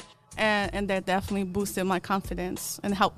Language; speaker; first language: English; non-native, fluent; Polish